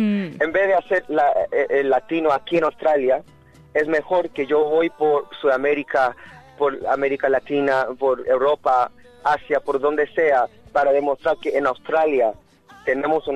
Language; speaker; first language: Spanish; early bilingual, heritage; Spanish